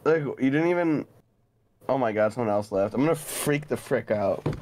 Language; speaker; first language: English; native; English